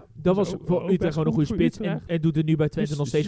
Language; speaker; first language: Dutch; native; Dutch